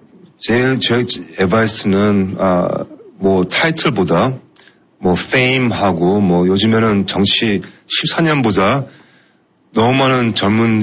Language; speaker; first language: Korean; non-native, fluent; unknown